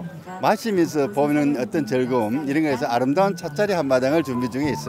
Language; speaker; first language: Korean; native; Korean